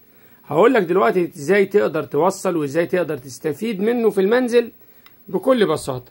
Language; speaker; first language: Arabic; native; Arabic